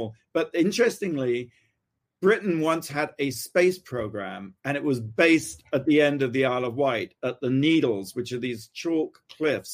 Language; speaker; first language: English; native; English